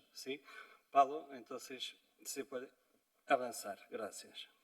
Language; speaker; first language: Spanish; non-native, fluent; Portuguese